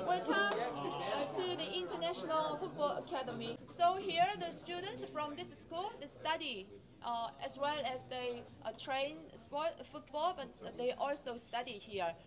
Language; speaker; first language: English; non-native, fluent; Korean